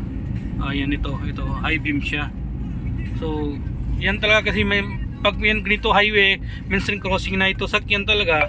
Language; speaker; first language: Filipino; non-native, learner; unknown